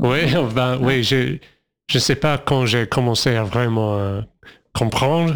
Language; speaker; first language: French; non-native, fluent; English